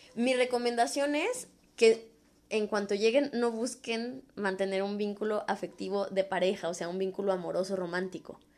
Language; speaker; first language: Spanish; native; Spanish